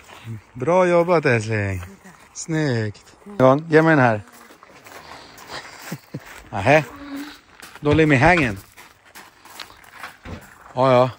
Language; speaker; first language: Swedish; native; Swedish